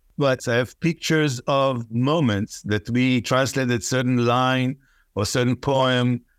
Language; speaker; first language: English; non-native, fluent; Hebrew